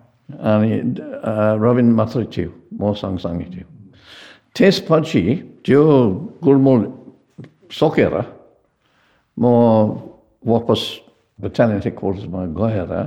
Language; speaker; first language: Nepali; non-native, fluent; English